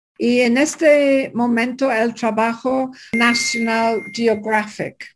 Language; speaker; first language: Spanish; non-native, learner; English